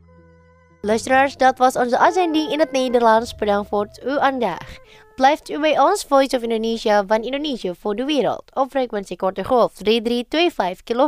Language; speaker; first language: Dutch; non-native, fluent; Indonesian